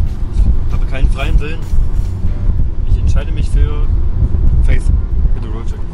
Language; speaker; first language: German; native; German